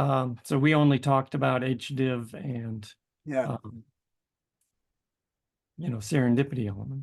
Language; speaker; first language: English; native; English